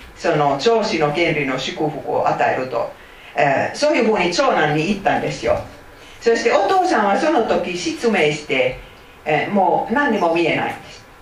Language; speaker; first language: Japanese; non-native, fluent; Finnish